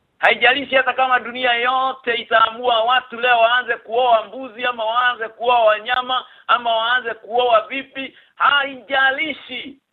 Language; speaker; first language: Swahili; non-native, local second language; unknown